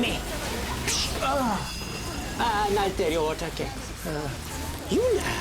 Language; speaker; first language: Korean; non-native, fluent; English